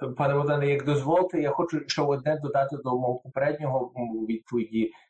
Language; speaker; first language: Ukrainian; early bilingual, heritage; Ukrainian